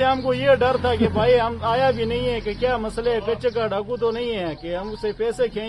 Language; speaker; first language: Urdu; non-native, local second language; Pashto